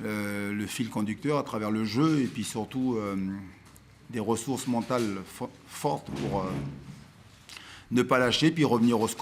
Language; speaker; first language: French; native; French